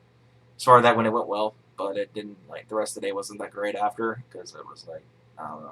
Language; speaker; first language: English; native; English